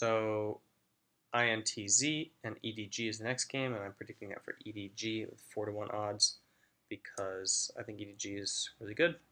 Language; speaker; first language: English; native; English